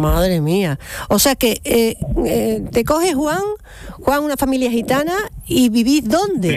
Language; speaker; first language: Spanish; native; Spanish